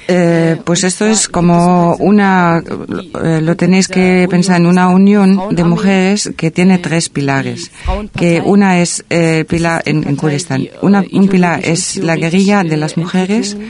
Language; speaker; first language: Spanish; non-native, fluent; German